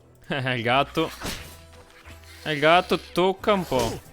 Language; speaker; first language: Italian; native; Italian